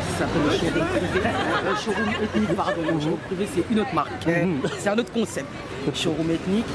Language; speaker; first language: French; early bilingual, other home language; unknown